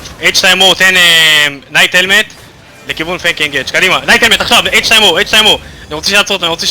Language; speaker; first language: Hebrew; native; Hebrew